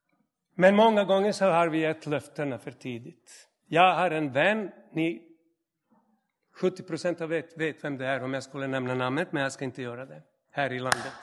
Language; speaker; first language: Swedish; non-native, fluent; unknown